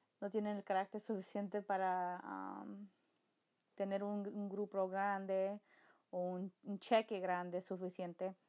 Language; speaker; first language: Spanish; early bilingual, heritage; Spanish